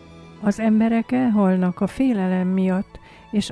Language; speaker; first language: Hungarian; native; Hungarian